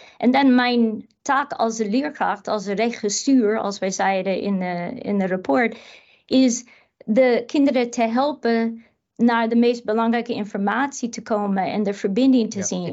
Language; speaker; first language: Dutch; non-native, fluent; English